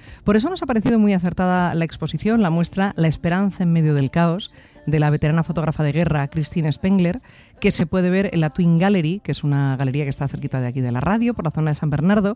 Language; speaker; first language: Spanish; native; Spanish